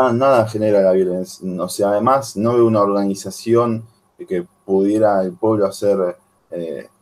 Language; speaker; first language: Spanish; native; Spanish